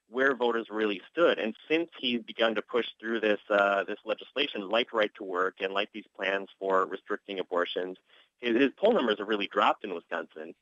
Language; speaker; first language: English; native; English